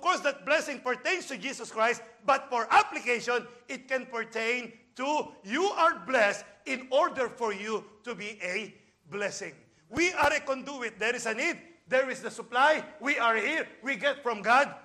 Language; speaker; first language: English; non-native, local second language; Filipino